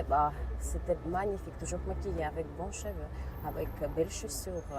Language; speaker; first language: French; non-native, learner; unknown